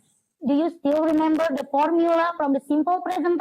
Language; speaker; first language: English; non-native, local second language; Indonesian